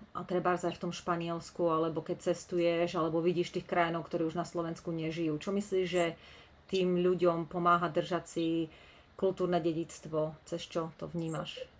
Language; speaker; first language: Slovak; native; Slovak